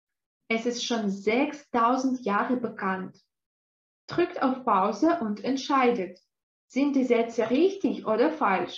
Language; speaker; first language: German; non-native, fluent; Russian